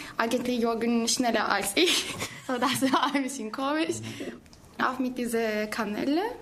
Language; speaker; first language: German; non-native, learner; Turkish